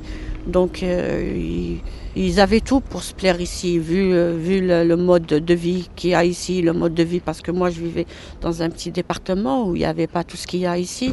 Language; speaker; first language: French; non-native, local second language; Arabic